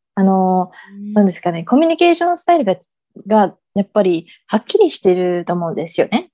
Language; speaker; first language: Japanese; early bilingual, heritage; Japanese